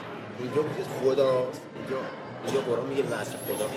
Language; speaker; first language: Persian; native; Persian